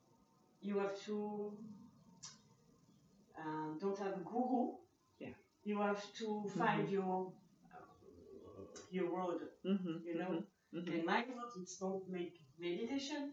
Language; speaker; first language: English; non-native, learner; French